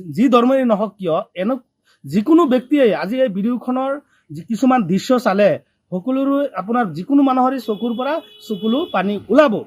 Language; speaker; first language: Assamese; non-native, local second language; Bangla